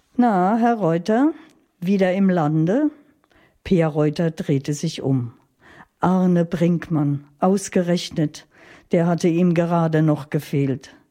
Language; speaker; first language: German; native; German